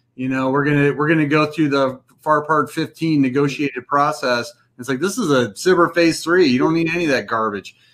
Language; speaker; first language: English; native; English